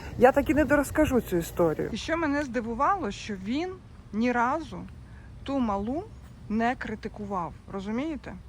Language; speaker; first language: Ukrainian; native; Ukrainian